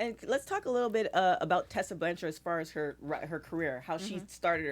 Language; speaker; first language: English; native; English